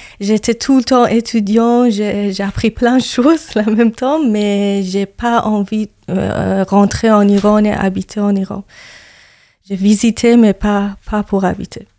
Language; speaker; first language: French; non-native, learner; Persian